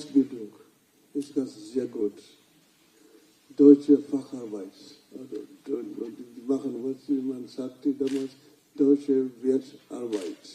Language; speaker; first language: German; non-native, fluent; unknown